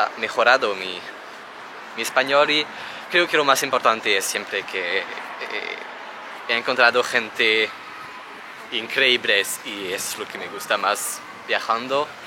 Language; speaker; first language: Spanish; non-native, learner; French